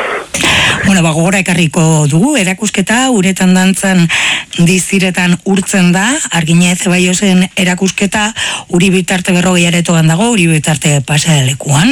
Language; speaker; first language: Basque; native; Basque